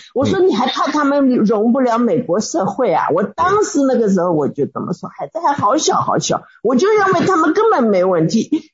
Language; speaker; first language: Chinese; native; Chinese